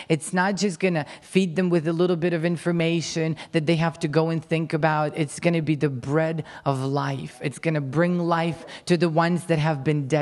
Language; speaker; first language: English; non-native, fluent; Ukrainian